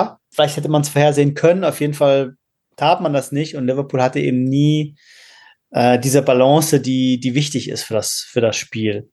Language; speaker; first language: German; native; German